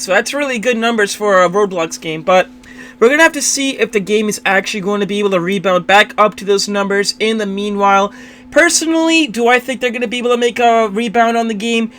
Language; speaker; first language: English; native; English